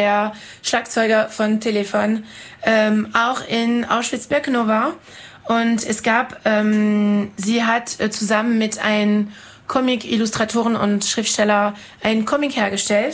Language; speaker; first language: German; non-native, fluent; French